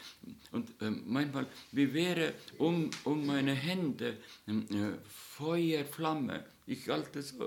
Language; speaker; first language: German; non-native, learner; Estonian